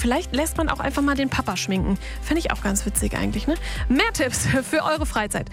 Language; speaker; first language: German; native; German